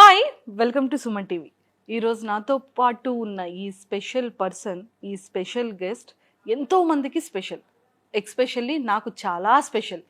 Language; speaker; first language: Telugu; native; Telugu